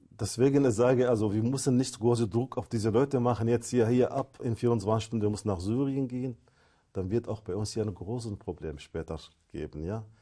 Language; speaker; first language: German; non-native, fluent; Arabic